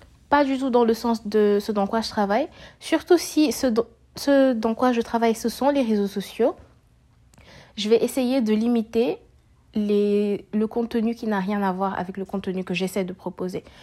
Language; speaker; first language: French; native; French